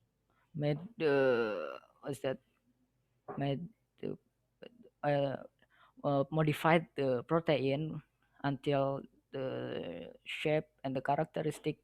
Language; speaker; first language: English; non-native, learner; Indonesian